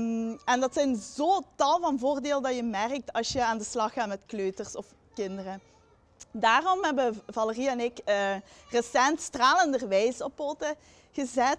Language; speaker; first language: Dutch; native; Dutch